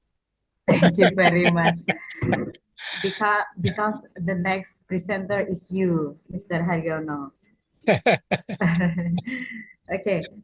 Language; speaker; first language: English; non-native, fluent; Indonesian